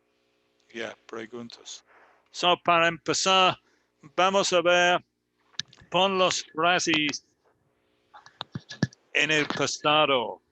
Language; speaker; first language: Spanish; non-native, fluent; English